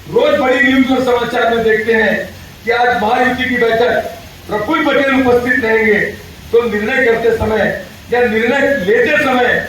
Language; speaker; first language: Hindi; non-native, local second language; Marathi